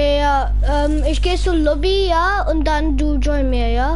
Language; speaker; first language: German; non-native, learner; English